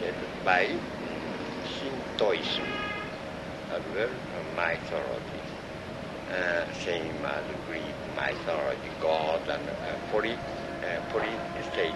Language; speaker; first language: English; non-native, learner; Japanese